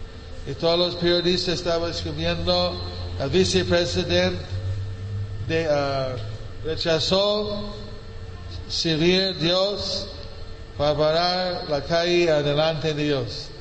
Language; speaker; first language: Spanish; non-native, fluent; English